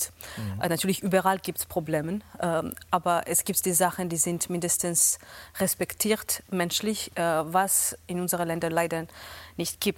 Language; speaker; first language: German; non-native, fluent; Georgian